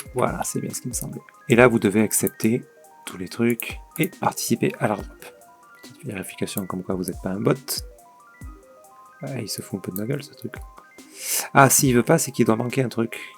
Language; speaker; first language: French; native; French